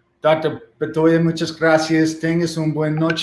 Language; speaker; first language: Spanish; non-native, fluent; English